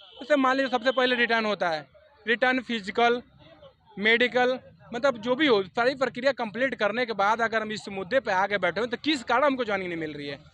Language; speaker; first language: Hindi; non-native, local second language; Assamese